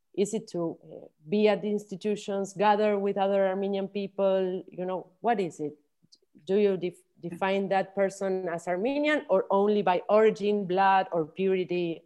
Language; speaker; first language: English; non-native, fluent; Spanish